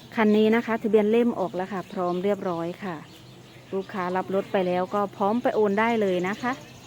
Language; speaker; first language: Thai; native; Thai